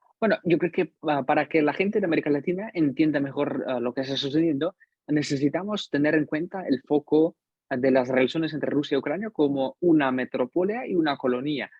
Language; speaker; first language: Spanish; non-native, fluent; Russian